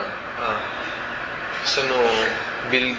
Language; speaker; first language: Japanese; non-native, learner; Cebuano